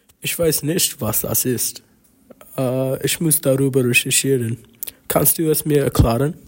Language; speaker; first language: German; non-native, learner; Chinese